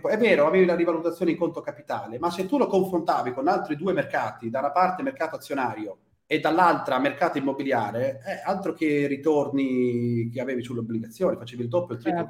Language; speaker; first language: Italian; native; Italian